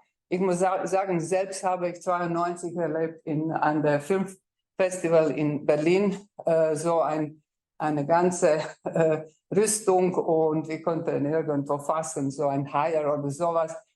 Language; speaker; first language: German; non-native, fluent; Croatian